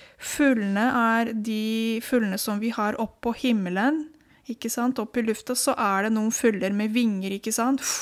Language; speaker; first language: Norwegian; non-native, fluent; Spanish